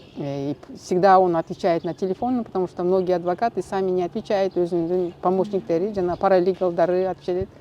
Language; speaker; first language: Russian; non-native, local second language; Kyrgyz